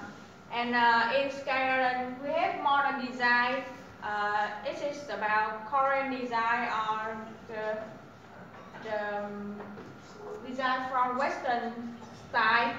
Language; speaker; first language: English; non-native, learner; Vietnamese